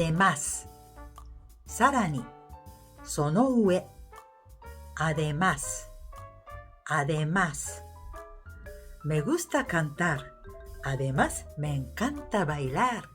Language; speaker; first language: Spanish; non-native, fluent; Japanese